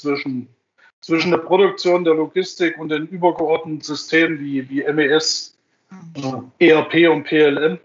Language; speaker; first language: German; native; German